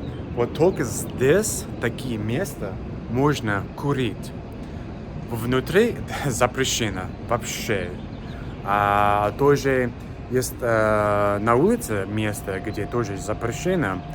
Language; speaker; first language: Russian; non-native, learner; English